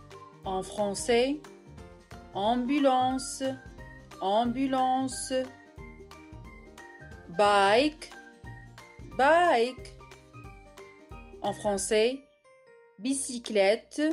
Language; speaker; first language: French; non-native, local second language; Arabic